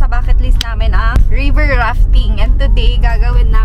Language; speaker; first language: Filipino; native; Filipino